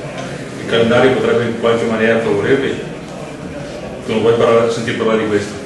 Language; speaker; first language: Italian; native; Italian